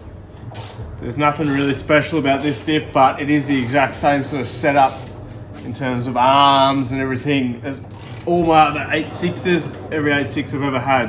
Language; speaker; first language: English; native; English